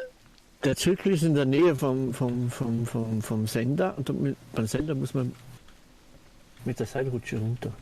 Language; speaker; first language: German; native; German